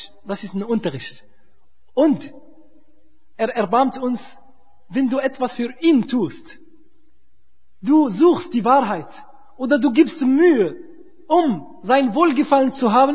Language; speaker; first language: German; non-native, fluent; Arabic